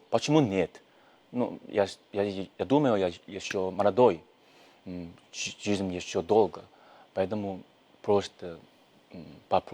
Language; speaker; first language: Russian; non-native, learner; Chinese